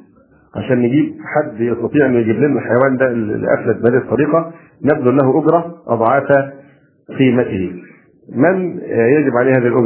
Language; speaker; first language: Arabic; native; Arabic